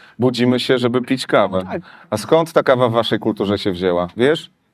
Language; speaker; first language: Polish; native; Polish